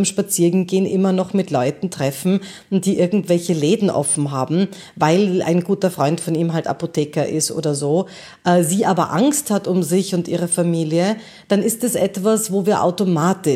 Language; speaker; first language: German; native; German